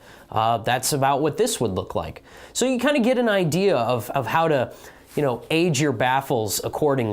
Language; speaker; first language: English; native; English